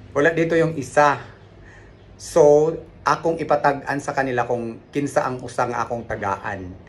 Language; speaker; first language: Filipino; non-native, local second language; Cebuano